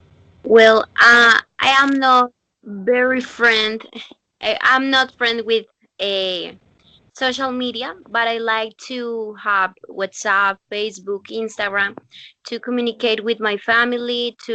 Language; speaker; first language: English; non-native, learner; Spanish